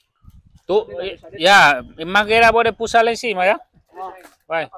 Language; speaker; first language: Portuguese; non-native, learner; Vietnamese